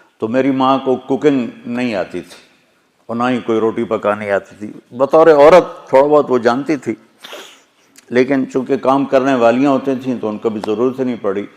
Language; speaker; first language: Urdu; non-native, local second language; Punjabi